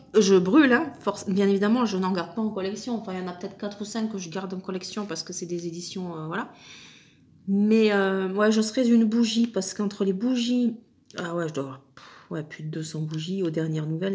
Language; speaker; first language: French; native; French